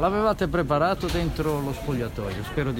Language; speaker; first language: Italian; native; Italian